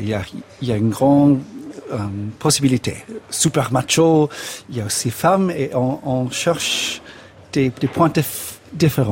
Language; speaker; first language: French; non-native, fluent; English